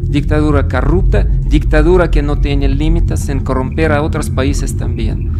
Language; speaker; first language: Spanish; non-native, fluent; Russian